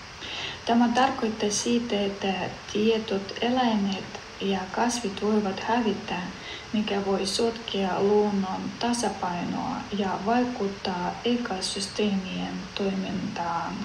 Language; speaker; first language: Finnish; non-native, learner; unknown